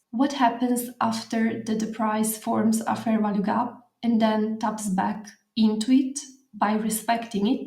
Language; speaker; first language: English; non-native, fluent; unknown